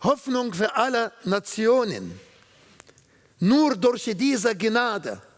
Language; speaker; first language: German; non-native, learner; Arabic